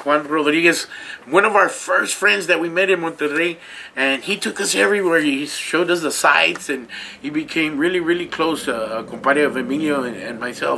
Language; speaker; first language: English; early bilingual, other home language; Spanish